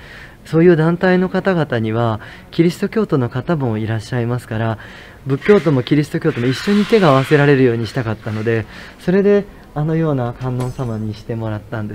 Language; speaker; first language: Japanese; native; Japanese